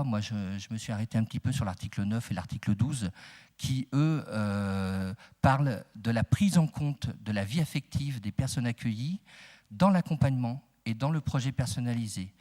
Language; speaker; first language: French; native; French